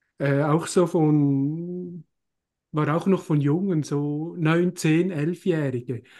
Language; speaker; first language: German; native; German